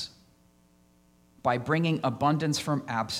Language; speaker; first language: English; native; English